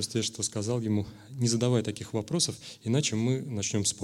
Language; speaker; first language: Russian; native; Russian